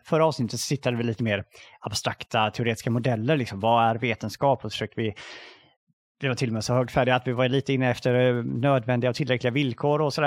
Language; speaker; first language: Swedish; native; Swedish